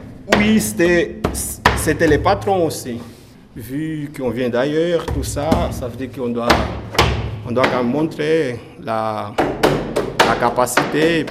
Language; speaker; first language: French; non-native, fluent; Portuguese